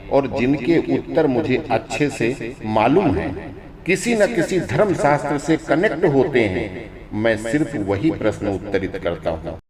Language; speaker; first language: Hindi; native; Hindi